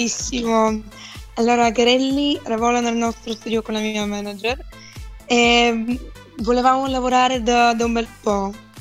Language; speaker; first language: Italian; non-native, fluent; Bulgarian